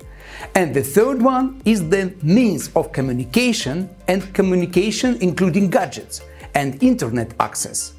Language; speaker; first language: English; non-native, fluent; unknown